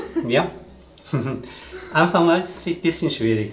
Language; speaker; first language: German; non-native, learner; Tibetan